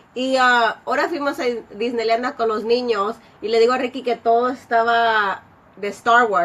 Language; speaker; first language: Spanish; early bilingual, other home language; English